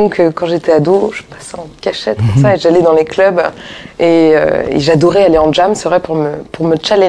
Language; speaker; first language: French; native; French